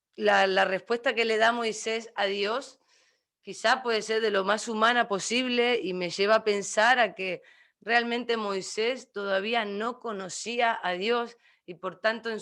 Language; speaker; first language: Spanish; native; Spanish